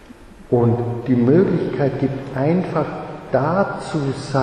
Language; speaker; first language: German; non-native, fluent; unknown